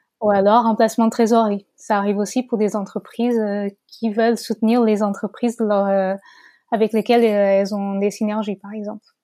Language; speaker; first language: French; non-native, fluent; Portuguese